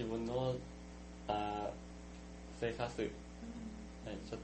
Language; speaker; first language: Japanese; non-native, learner; Thai